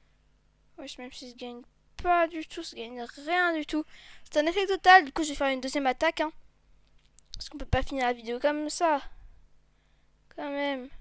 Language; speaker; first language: French; native; French